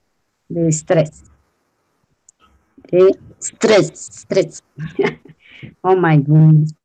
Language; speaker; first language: English; non-native, learner; Spanish